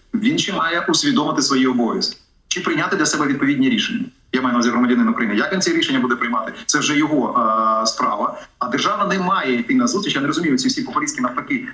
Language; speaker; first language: Ukrainian; native; Ukrainian